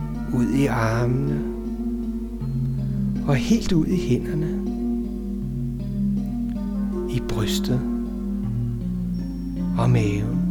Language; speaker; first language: Danish; native; Danish